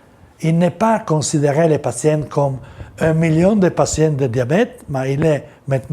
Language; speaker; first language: French; non-native, learner; Italian